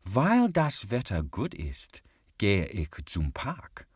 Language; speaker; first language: German; non-native, fluent; English